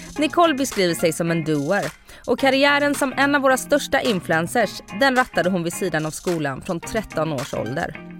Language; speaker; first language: Swedish; native; Swedish